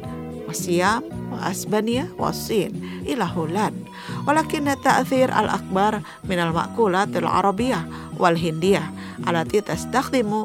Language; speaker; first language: Arabic; non-native, fluent; Indonesian